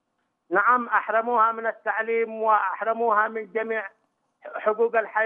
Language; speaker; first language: Arabic; native; Arabic